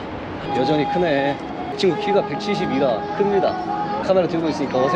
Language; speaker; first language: Korean; native; Korean